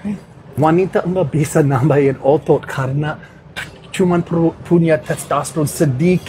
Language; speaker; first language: Indonesian; non-native, fluent; English